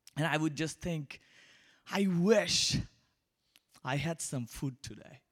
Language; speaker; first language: English; non-native, local second language; Bangla